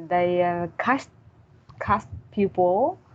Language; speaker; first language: English; non-native, learner; Vietnamese